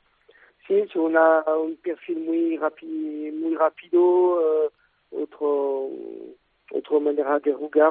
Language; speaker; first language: Spanish; non-native, fluent; French